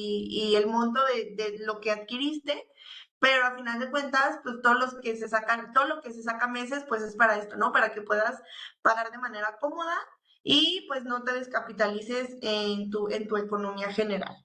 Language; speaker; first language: Spanish; native; Spanish